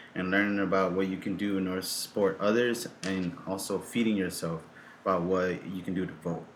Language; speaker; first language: English; early bilingual, other home language; Spanish